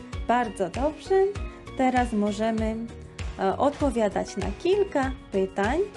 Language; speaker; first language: Polish; non-native, fluent; Georgian